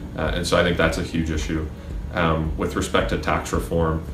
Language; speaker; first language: English; native; English